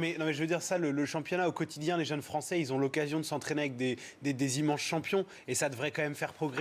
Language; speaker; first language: French; native; French